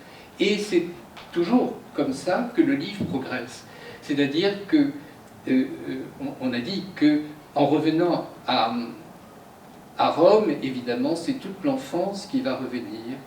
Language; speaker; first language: French; native; French